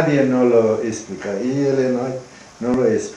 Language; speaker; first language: Spanish; non-native, learner; Romanian